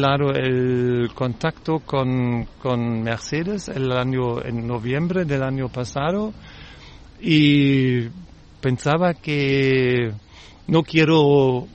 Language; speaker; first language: Spanish; non-native, learner; German